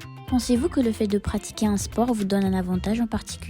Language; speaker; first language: French; non-native, local second language; Malagasy